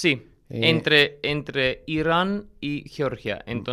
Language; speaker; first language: Spanish; non-native, learner; Armenian